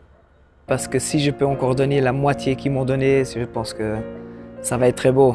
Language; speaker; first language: French; non-native, local second language; Dutch